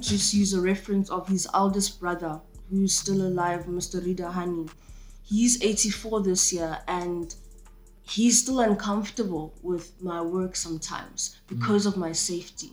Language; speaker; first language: English; non-native, local second language; Zulu